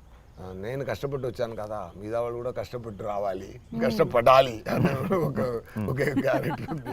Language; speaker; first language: Telugu; non-native, fluent; Tamil